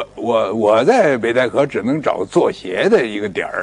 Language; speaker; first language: Chinese; native; Chinese